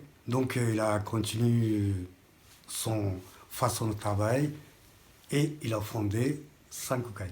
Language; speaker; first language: French; non-native, learner; Japanese